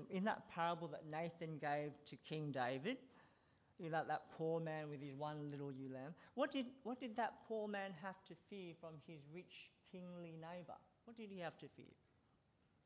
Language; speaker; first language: English; native; English